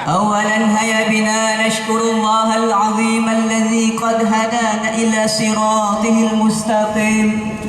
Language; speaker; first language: Arabic; non-native, learner; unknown